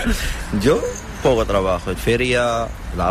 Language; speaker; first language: Spanish; non-native, learner; Arabic